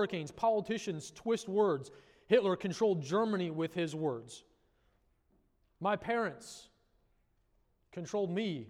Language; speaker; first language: English; native; English